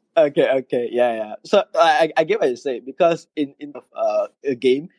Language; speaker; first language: English; non-native, local second language; Chinese